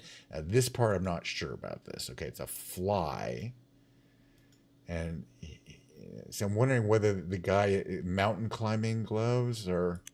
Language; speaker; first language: English; native; English